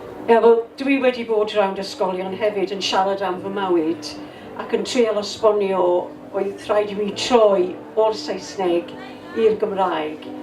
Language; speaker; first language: Welsh; non-native, local second language; English